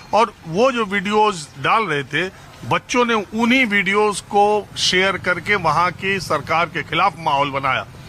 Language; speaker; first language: Hindi; native; Hindi